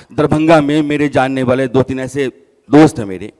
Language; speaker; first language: Hindi; native; Hindi